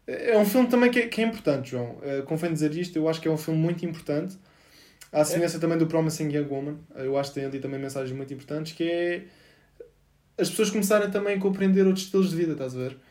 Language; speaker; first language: Portuguese; native; Portuguese